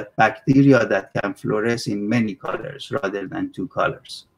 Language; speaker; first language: English; non-native, fluent; Persian